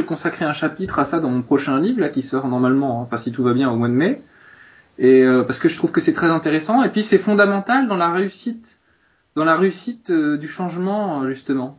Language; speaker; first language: French; native; French